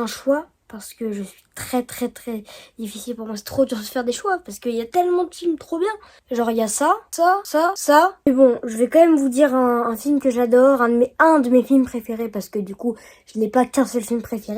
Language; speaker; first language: French; native; French